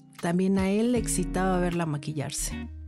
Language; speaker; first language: Spanish; native; Spanish